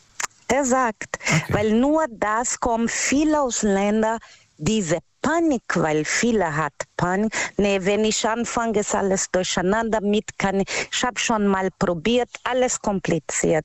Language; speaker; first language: German; non-native, learner; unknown